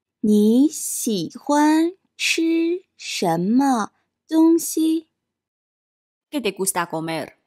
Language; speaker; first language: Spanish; non-native, fluent; Chinese